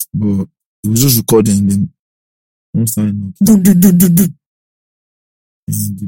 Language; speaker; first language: English; non-native, local second language; Yoruba